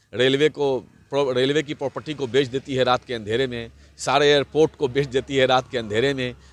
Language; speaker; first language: Hindi; native; Hindi